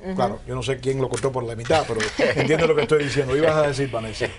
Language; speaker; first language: Spanish; early bilingual, heritage; Spanish